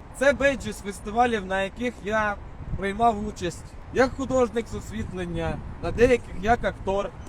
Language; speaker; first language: Ukrainian; non-native, local second language; Russian